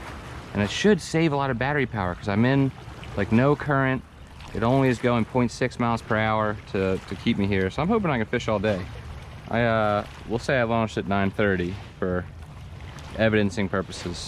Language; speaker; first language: English; native; English